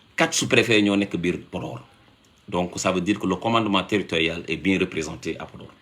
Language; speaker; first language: Wolof; non-native, local second language; Fula